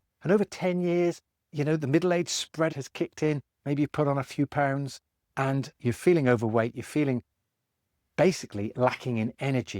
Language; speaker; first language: English; native; English